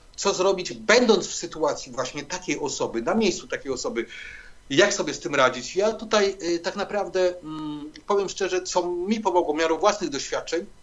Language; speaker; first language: Polish; native; Polish